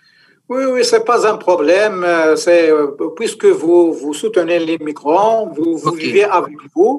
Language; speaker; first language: French; non-native, local second language; Arabic